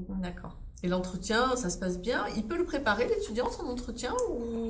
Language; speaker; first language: French; native; French